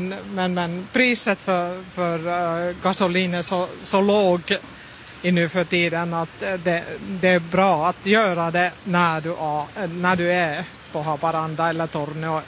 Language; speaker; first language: Swedish; non-native, local second language; Finnish